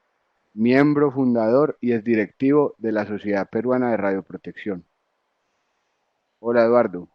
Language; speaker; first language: Spanish; native; Spanish